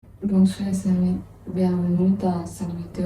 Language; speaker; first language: French; non-native, learner; English